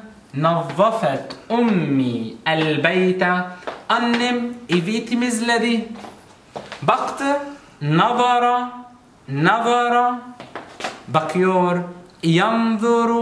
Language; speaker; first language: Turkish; non-native, fluent; Arabic